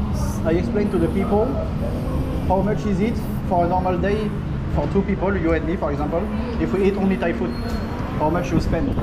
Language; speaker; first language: English; non-native, learner; French